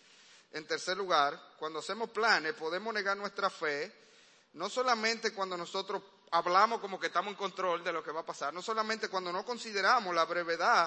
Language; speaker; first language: Spanish; native; Spanish